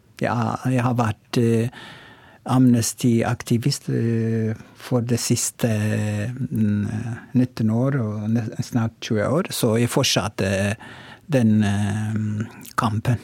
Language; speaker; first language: Norwegian; non-native, learner; Oromo